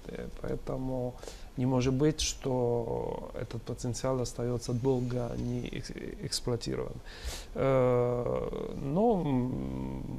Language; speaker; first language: Russian; non-native, fluent; Italian